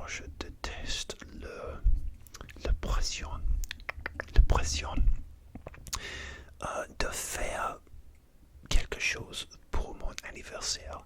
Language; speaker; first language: French; non-native, learner; English